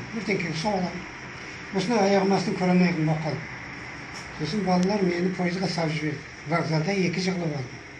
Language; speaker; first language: Kazakh; native; Kazakh